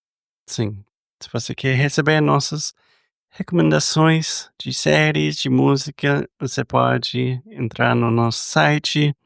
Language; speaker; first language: Portuguese; non-native, fluent; English